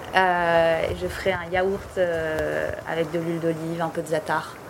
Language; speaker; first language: French; native; French